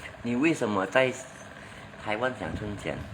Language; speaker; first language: Chinese; non-native, learner; Hakka Chinese